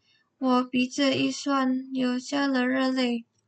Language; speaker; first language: Chinese; non-native, learner; Indonesian